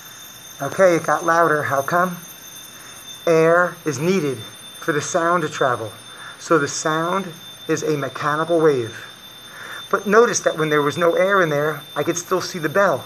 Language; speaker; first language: English; native; English